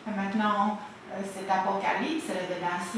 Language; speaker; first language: French; non-native, fluent; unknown